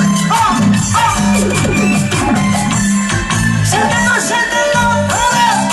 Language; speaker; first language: Spanish; native; Spanish